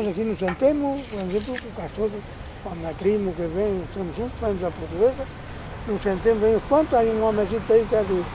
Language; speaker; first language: Portuguese; non-native, local second language; Spanish